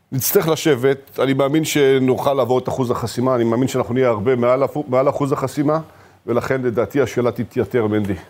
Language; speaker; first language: Hebrew; native; Hebrew